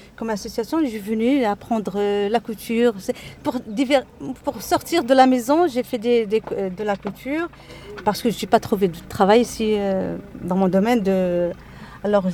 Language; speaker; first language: French; non-native, local second language; Arabic